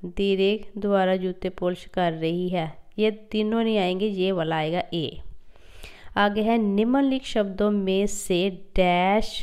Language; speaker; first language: Hindi; non-native, local second language; Punjabi